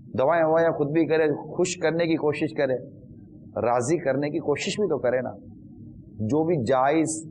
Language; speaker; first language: Urdu; native; Urdu